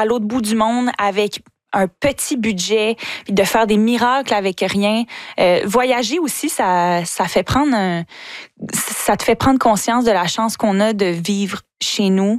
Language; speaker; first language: French; native; French